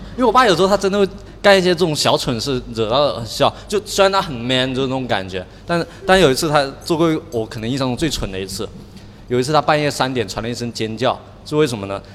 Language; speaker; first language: Chinese; non-native, local second language; Min Nan Chinese